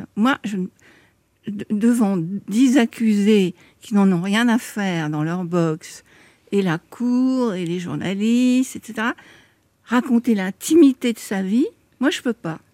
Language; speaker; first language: French; native; French